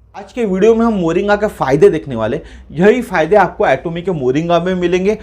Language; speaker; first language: Hindi; non-native, local second language; Marathi